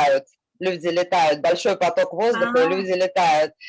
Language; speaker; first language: Russian; native; Russian